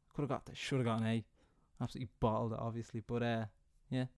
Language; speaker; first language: English; native; English